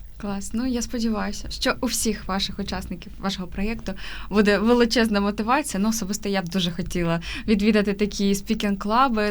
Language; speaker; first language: Ukrainian; native; Ukrainian